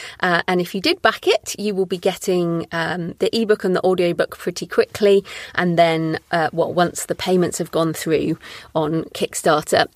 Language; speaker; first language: English; native; English